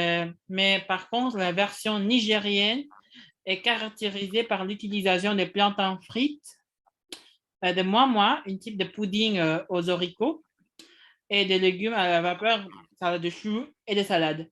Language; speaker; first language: French; non-native, fluent; Indonesian